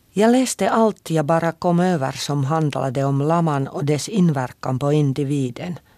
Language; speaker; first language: Swedish; non-native, local second language; Finnish